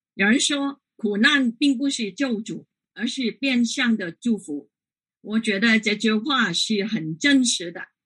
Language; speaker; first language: Chinese; non-native, local second language; Cantonese